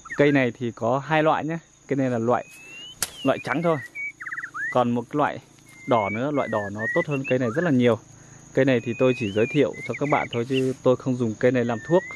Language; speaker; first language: Vietnamese; non-native, local second language; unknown